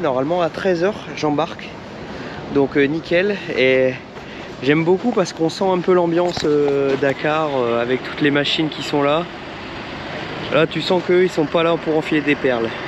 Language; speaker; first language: French; native; French